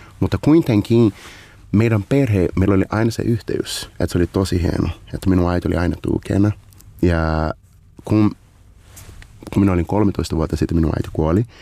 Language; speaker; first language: Finnish; non-native, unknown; Portuguese